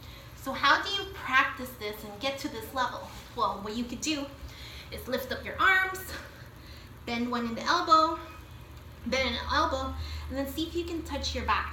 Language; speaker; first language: English; native; English